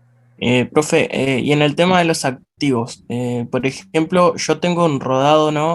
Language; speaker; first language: Spanish; native; Spanish